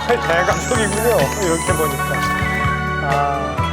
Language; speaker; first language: Korean; native; Korean